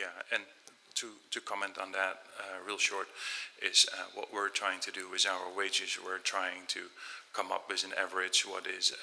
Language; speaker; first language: English; non-native, fluent; Dutch